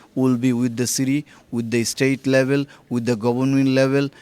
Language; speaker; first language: English; non-native, local second language; Bangla